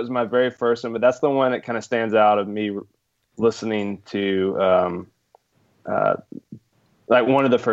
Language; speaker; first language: English; native; English